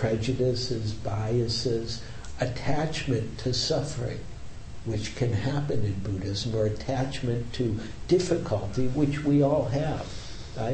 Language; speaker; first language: English; native; English